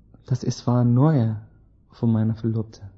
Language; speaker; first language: German; non-native, learner; Arabic